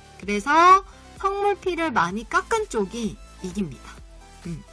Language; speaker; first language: Korean; native; Korean